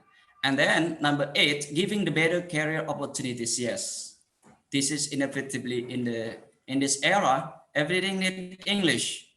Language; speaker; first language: English; non-native, fluent; Indonesian